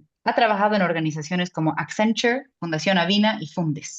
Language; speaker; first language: Spanish; native; Spanish